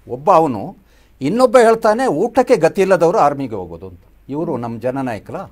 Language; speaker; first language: Kannada; non-native, local second language; Kodava